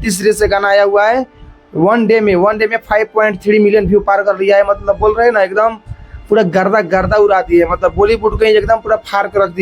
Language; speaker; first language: Hindi; native; Hindi